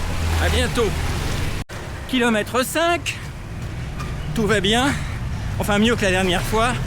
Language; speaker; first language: French; native; French